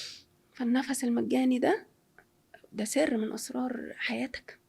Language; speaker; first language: Arabic; native; Arabic